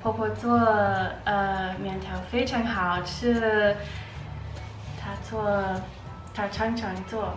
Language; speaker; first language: Chinese; non-native, learner; English